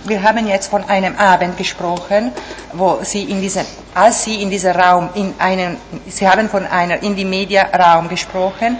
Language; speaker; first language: German; non-native, fluent; Italian